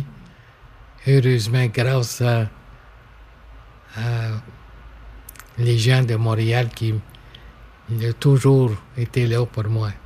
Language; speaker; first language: French; non-native, local second language; English